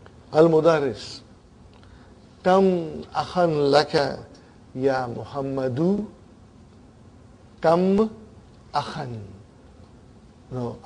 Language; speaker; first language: Arabic; non-native, fluent; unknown